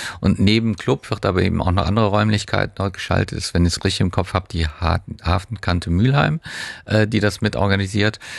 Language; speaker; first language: German; native; German